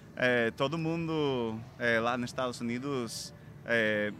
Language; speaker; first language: Portuguese; non-native, fluent; English